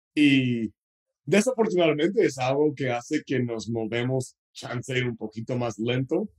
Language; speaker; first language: Spanish; non-native, fluent; English